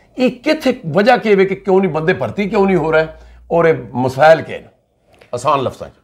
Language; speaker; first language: Urdu; non-native, local second language; Punjabi